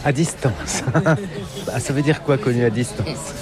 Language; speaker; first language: French; native; French